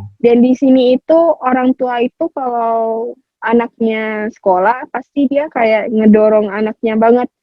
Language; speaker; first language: Indonesian; native; Indonesian